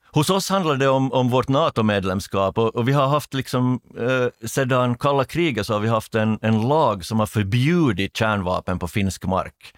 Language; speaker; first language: Swedish; native; Swedish